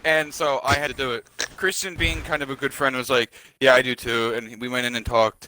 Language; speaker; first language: English; native; English